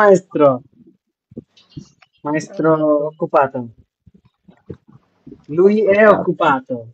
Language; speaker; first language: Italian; non-native, fluent; Bangla